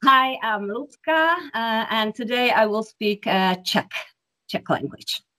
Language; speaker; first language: English; non-native, learner; Czech